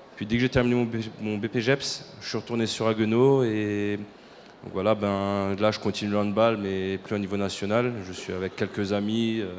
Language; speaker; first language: French; native; French